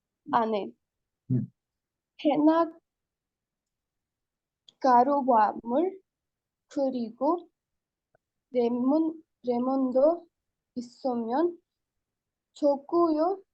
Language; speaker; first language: Korean; non-native, learner; Hindi